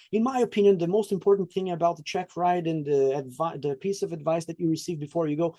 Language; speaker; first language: English; non-native, fluent; Portuguese